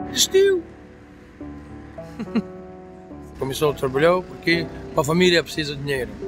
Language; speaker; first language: Portuguese; non-native, learner; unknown